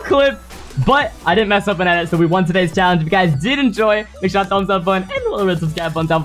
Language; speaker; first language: English; native; English